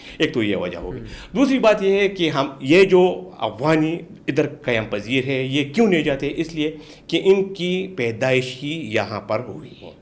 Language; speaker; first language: Urdu; non-native, local second language; Pashto